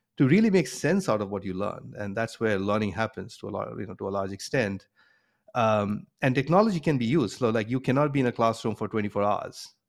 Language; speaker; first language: English; non-native, local second language; Bangla